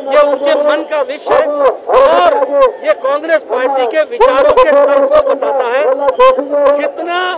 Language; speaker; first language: Hindi; native; Hindi